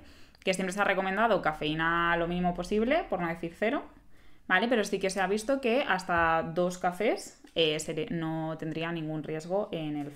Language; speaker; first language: Spanish; native; Spanish